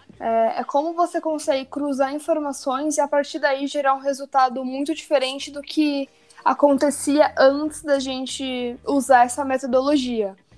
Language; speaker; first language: Portuguese; native; Portuguese